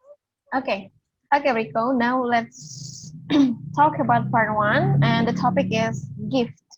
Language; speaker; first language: English; non-native, fluent; Indonesian